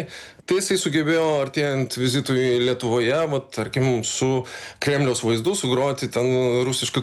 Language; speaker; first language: Lithuanian; native; Lithuanian